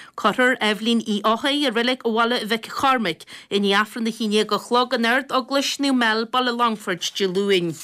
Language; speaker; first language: Irish; native; Irish